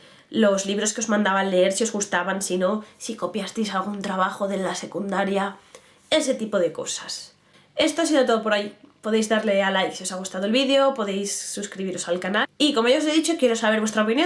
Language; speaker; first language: Spanish; native; Spanish